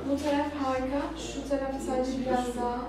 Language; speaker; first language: Turkish; native; Turkish